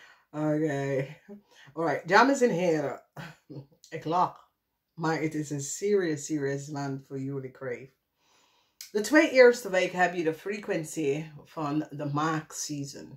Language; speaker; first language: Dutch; non-native, fluent; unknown